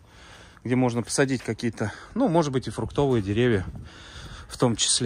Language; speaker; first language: Russian; native; Russian